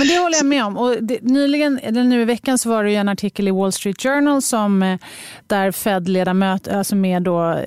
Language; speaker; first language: Swedish; native; Swedish